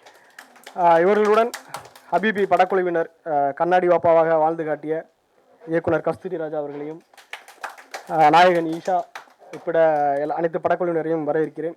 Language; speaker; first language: Tamil; native; Tamil